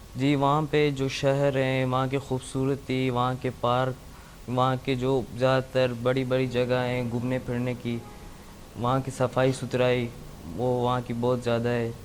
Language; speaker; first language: Urdu; early bilingual, heritage; Urdu